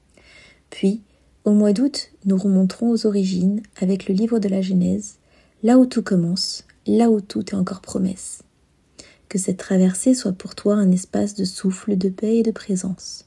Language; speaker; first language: French; native; French